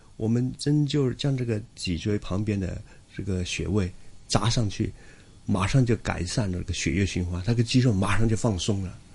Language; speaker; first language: Chinese; non-native, local second language; Cantonese